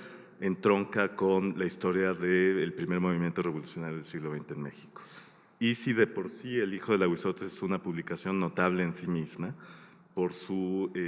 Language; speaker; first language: Spanish; native; Spanish